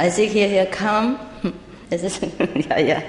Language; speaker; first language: German; non-native, learner; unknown